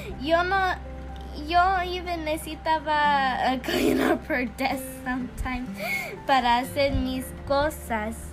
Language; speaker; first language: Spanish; early bilingual, heritage; English